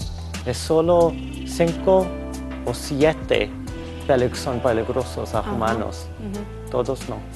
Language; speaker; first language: Spanish; non-native, learner; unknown